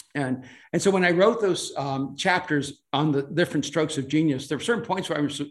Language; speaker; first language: English; non-native, fluent; Spanish